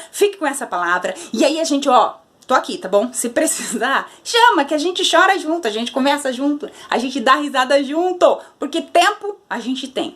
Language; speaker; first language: Portuguese; native; Portuguese